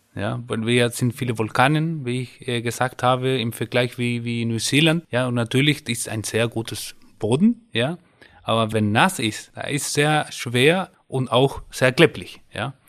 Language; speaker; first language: German; non-native, fluent; Spanish